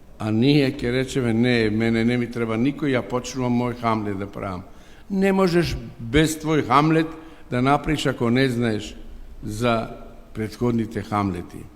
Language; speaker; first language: Macedonian; non-native, local second language; Romany